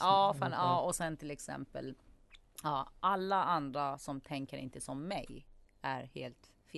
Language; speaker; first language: Swedish; non-native, fluent; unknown